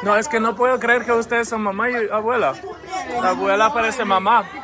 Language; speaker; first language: Spanish; non-native, fluent; Polish